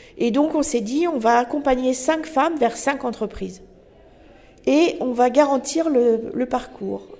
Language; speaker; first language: French; native; French